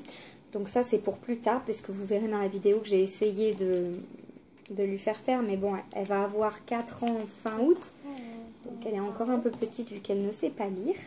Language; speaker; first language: French; native; French